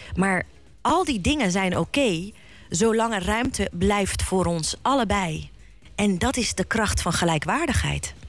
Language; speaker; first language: Dutch; early bilingual, other home language; Bosnian